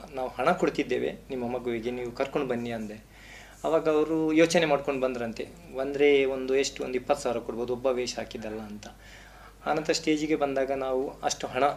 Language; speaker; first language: Kannada; non-native, local second language; Tulu